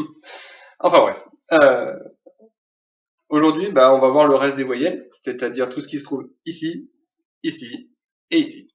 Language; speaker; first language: French; native; French